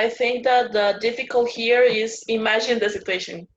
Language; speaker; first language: English; non-native, learner; Spanish